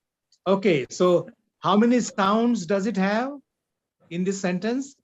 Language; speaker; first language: English; non-native, local second language; Marathi